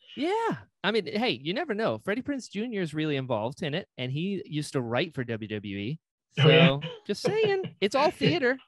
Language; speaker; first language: English; native; English